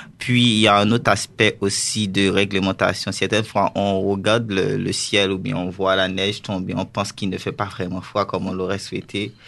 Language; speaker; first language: French; non-native, local second language; Haitian Creole